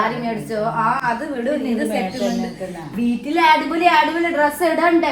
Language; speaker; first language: Malayalam; non-native, learner; Nepali